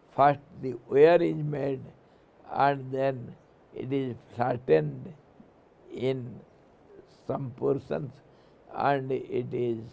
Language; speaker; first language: English; non-native, local second language; Hindi